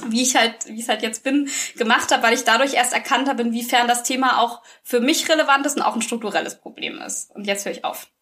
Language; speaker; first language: German; native; German